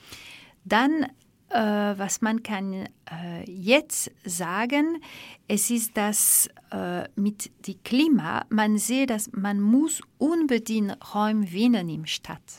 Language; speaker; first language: German; non-native, fluent; French